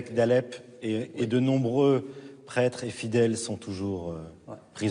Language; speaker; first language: French; native; French